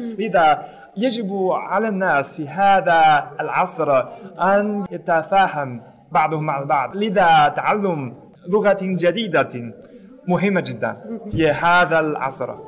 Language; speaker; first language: Arabic; non-native, fluent; Chinese